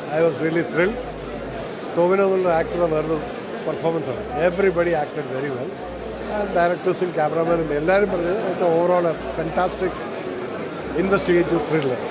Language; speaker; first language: Malayalam; native; Malayalam